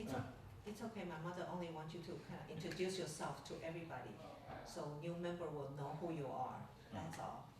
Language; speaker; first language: English; non-native, fluent; Chinese